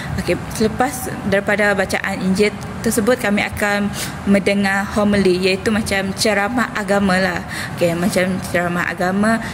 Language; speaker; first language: Malay; non-native, local second language; Iban